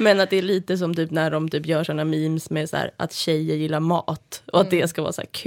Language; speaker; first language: Swedish; native; Swedish